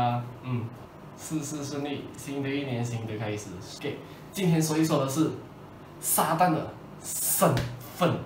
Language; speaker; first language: Chinese; native; Chinese